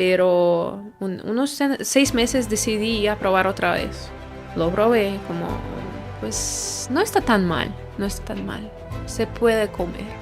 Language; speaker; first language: Spanish; non-native, fluent; Ukrainian